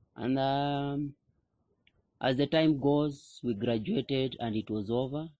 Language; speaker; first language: English; non-native, local second language; Kikuyu